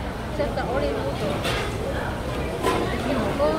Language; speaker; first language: Korean; non-native, learner; Vietnamese